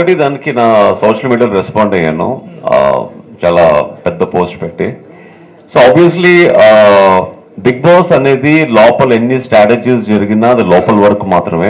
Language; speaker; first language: Telugu; native; Telugu